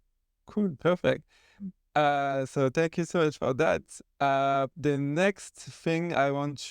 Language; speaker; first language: English; non-native, fluent; French